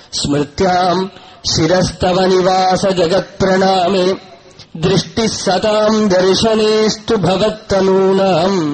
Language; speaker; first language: Malayalam; non-native, local second language; Tamil